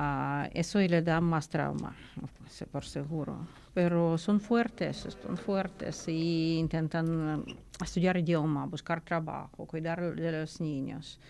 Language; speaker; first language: Spanish; non-native, learner; Ukrainian